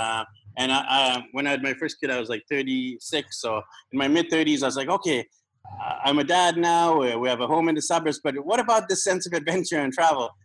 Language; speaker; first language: English; native; English